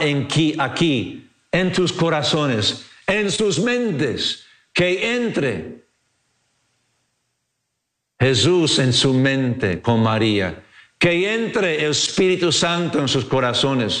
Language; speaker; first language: Spanish; non-native, fluent; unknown